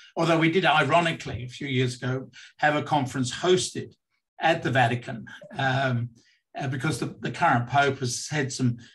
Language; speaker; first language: English; native; English